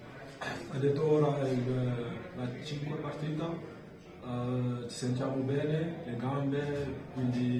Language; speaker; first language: Italian; non-native, learner; French